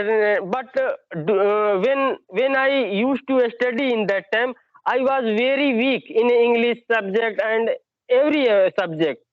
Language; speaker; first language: English; non-native, learner; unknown